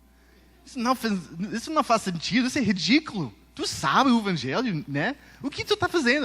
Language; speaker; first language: Portuguese; early bilingual, heritage; Portuguese